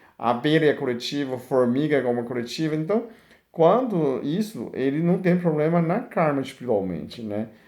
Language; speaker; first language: Portuguese; non-native, fluent; Chinese